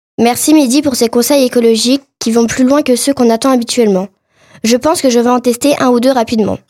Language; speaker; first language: French; native; French